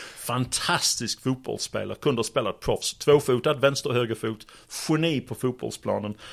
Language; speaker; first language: Swedish; non-native, fluent; English